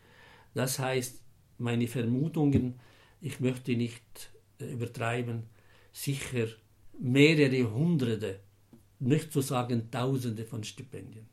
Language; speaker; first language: German; non-native, fluent; Arabic